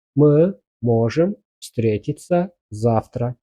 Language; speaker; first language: Russian; non-native, fluent; Azerbaijani